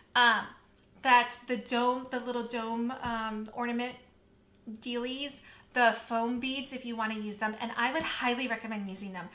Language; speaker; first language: English; native; English